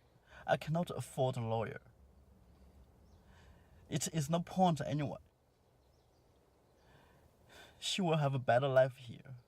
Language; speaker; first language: English; non-native, learner; Chinese